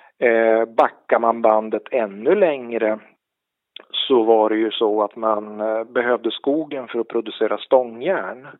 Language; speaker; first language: Swedish; native; Swedish